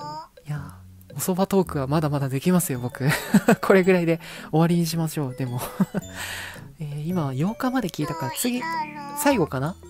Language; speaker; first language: Japanese; native; Japanese